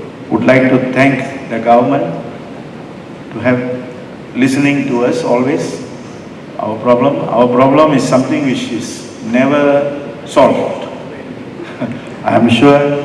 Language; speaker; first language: English; non-native, local second language; Tamil